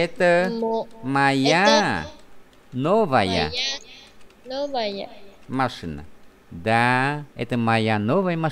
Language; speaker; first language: Russian; non-native, fluent; Vietnamese